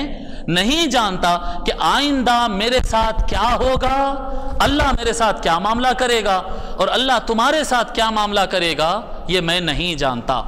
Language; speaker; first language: Urdu; native; Urdu